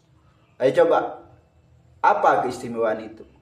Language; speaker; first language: Indonesian; native; Indonesian